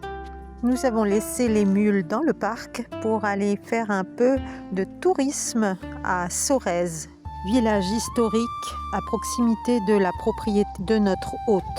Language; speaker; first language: French; native; French